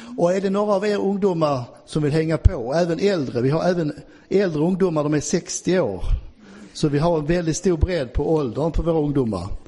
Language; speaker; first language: Swedish; native; Swedish